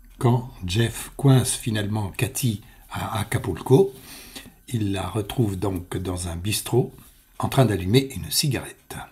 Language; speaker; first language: French; native; French